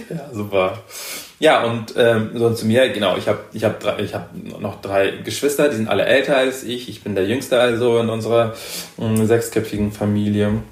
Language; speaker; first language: German; early bilingual, other home language; Persian